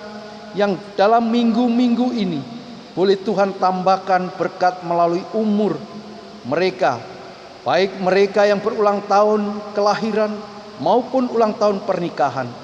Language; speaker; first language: Indonesian; native; Indonesian